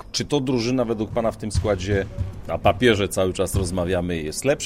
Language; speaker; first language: Polish; native; Polish